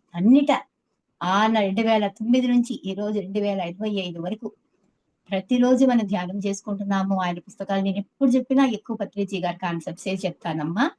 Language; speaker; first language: Telugu; native; Telugu